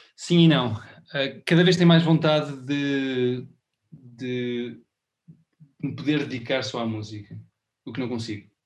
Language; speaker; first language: Portuguese; native; Portuguese